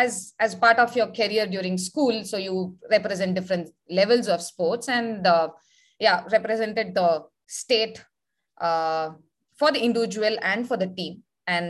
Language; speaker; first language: English; non-native, local second language; Tamil